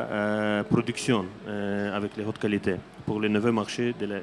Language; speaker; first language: French; non-native, learner; Azerbaijani